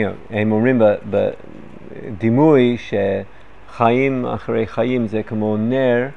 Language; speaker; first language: Hebrew; non-native, fluent; English